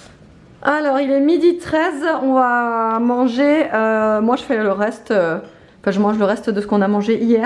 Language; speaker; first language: French; native; French